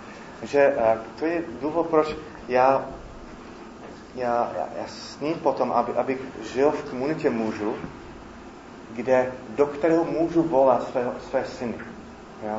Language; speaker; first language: Czech; non-native, fluent; English